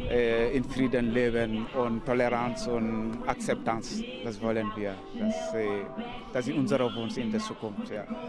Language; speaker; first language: German; non-native, learner; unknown